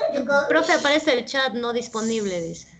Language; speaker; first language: Spanish; native; Spanish